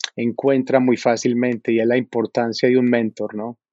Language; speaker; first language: Spanish; native; Spanish